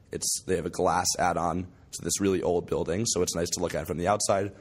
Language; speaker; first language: English; native; English